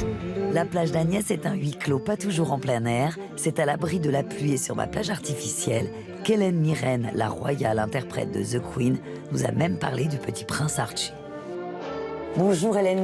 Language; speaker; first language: French; native; French